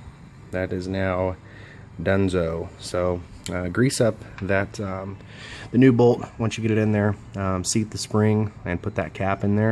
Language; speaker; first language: English; native; English